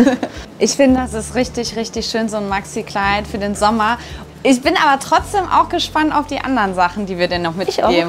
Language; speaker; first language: German; native; German